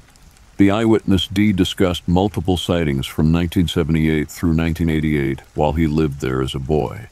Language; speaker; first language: English; native; English